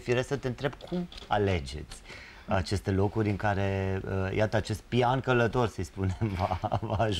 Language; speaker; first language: Romanian; native; Romanian